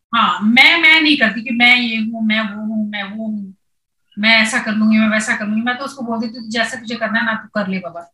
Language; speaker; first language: Hindi; native; Hindi